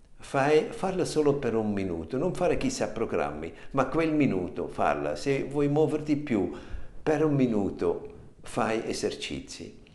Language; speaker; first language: Italian; non-native, fluent; German